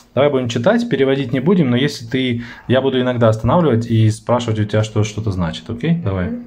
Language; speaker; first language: Russian; native; Russian